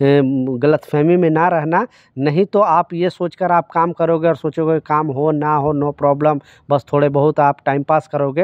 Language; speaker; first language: Hindi; native; Hindi